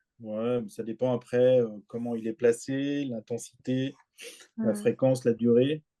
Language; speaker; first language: French; native; French